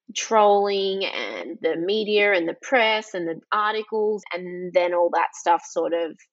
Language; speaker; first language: English; early bilingual, other home language; Greek